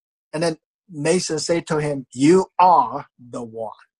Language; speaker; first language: English; non-native, fluent; Chinese